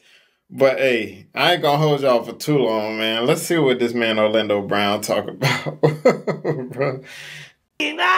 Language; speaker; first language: English; native; English